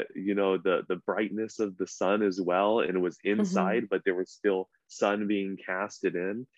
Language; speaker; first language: English; native; English